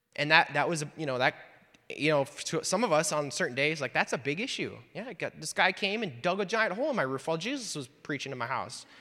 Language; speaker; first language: English; native; English